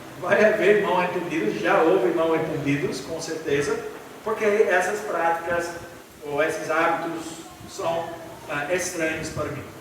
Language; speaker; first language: Portuguese; non-native, fluent; English